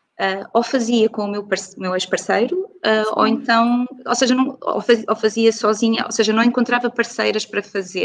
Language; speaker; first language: Portuguese; native; Portuguese